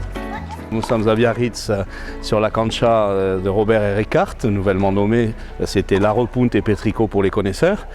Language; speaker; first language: French; native; French